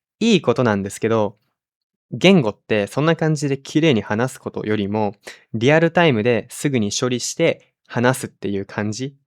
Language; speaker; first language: Japanese; native; Japanese